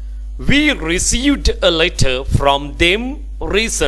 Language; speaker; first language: English; non-native, local second language; Sinhala